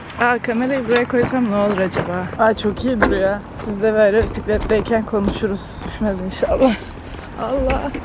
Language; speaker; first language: Turkish; native; Turkish